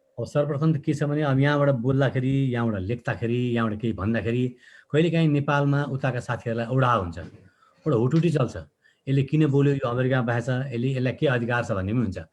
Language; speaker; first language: Nepali; native; Nepali